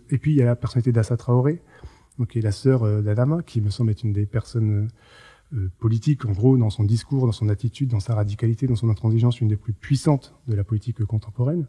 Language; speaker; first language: French; native; French